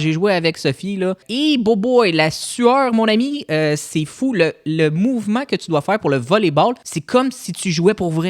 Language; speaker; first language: French; native; French